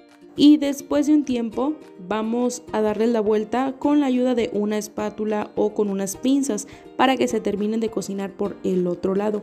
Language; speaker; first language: Spanish; native; Spanish